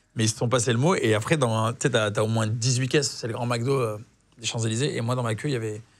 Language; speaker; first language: French; native; French